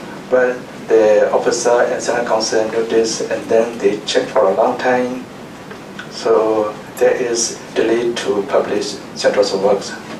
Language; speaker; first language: English; non-native, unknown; Burmese